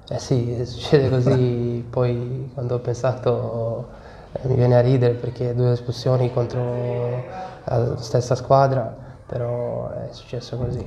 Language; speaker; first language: Italian; non-native, learner; Serbian